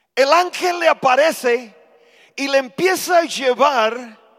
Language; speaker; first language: Spanish; non-native, fluent; English